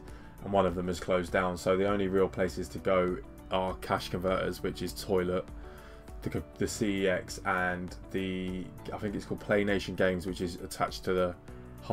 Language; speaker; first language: English; native; English